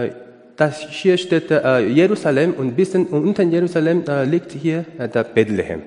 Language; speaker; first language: German; non-native, learner; Korean